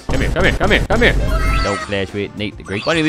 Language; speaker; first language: English; native; English